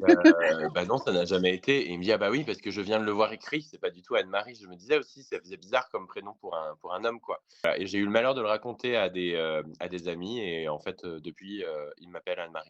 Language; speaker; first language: French; native; French